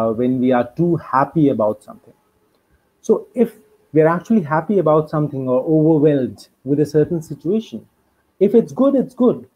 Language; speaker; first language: English; non-native, local second language; Hindi